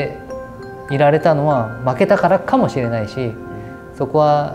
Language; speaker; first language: Japanese; native; Japanese